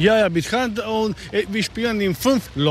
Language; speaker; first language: German; non-native, learner; Croatian